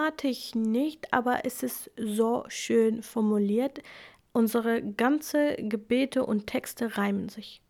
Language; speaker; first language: German; early bilingual, other home language; Kurdish